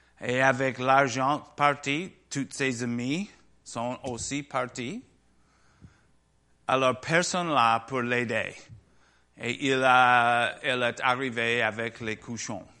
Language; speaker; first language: French; non-native, learner; English